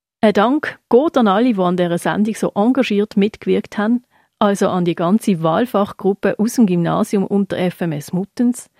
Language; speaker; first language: German; native; German